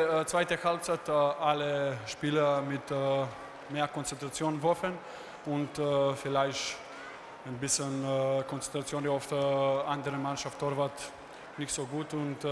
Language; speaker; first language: German; non-native, learner; Macedonian